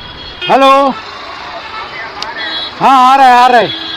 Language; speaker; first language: Hindi; non-native, local second language; Bangla